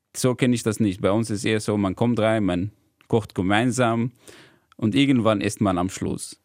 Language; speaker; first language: German; non-native, fluent; Arabic